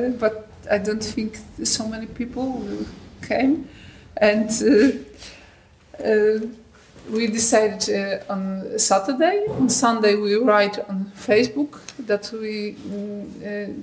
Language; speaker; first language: English; non-native, learner; Polish